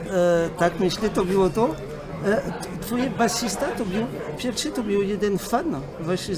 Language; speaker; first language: Polish; non-native, learner; French